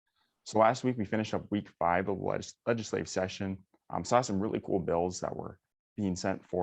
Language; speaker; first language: English; native; English